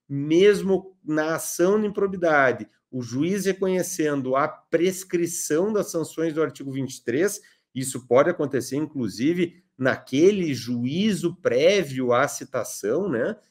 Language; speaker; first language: Portuguese; native; Portuguese